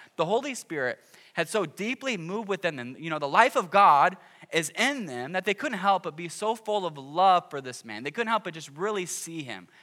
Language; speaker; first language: English; native; English